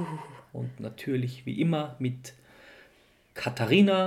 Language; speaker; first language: German; native; German